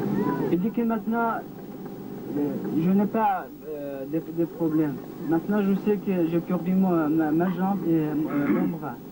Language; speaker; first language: French; non-native, learner; Kurdish